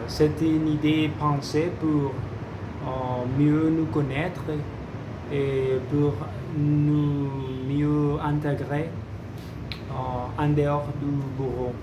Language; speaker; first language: French; non-native, learner; Spanish